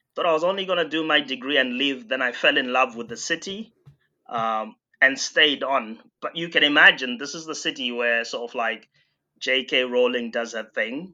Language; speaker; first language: English; non-native, local second language; Shona